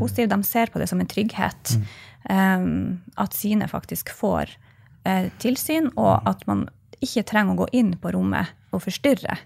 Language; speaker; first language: Norwegian; native; Norwegian